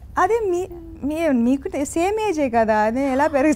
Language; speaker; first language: Telugu; non-native, fluent; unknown